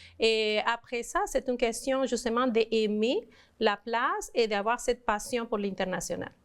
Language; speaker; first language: French; non-native, fluent; Spanish